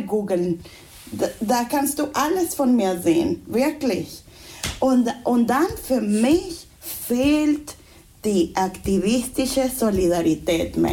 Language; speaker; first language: German; non-native, fluent; Spanish